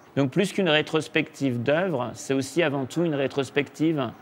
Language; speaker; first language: French; native; French